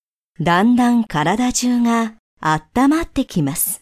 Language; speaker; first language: Japanese; native; Japanese